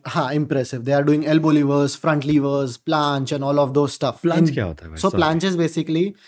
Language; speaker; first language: Hindi; non-native, local second language; Punjabi